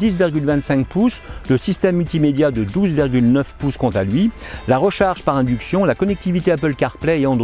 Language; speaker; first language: French; native; French